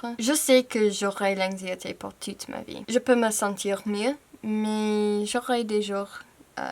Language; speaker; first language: French; non-native, fluent; English